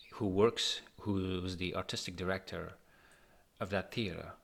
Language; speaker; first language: English; non-native, fluent; Uzbek